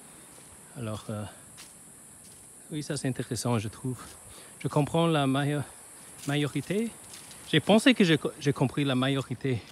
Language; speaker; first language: French; non-native, learner; Chinese